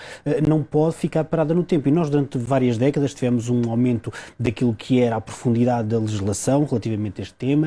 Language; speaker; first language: Portuguese; native; Portuguese